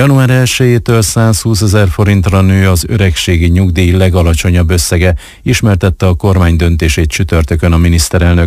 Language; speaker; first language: Hungarian; native; Hungarian